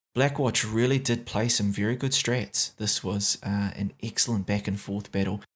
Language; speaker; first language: English; native; English